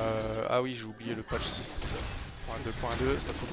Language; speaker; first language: French; native; French